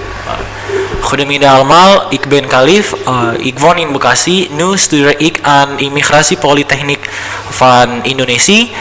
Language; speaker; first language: Dutch; non-native, learner; Indonesian